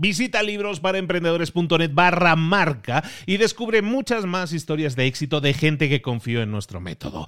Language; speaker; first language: Spanish; native; Spanish